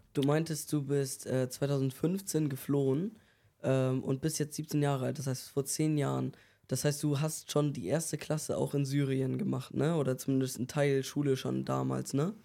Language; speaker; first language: German; native; German